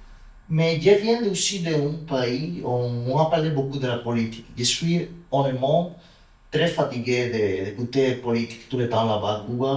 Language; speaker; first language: French; non-native, learner; Spanish